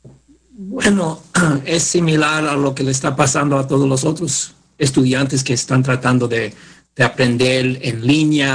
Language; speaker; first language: Spanish; early bilingual, heritage; Spanish